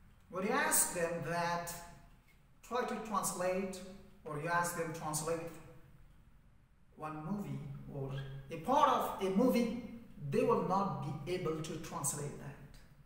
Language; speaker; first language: English; non-native, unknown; Persian